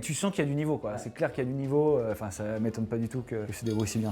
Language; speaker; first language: French; native; French